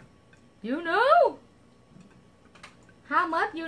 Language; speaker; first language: English; non-native, learner; Vietnamese